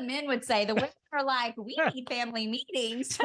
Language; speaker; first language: English; native; English